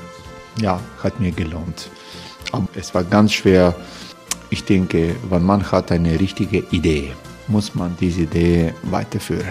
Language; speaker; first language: German; non-native, learner; Croatian